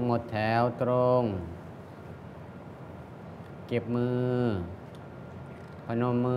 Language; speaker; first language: Thai; native; Thai